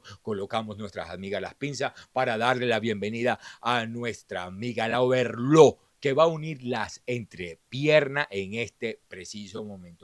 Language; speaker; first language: Spanish; native; Spanish